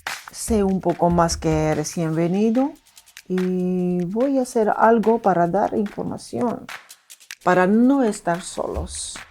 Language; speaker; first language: Spanish; non-native, fluent; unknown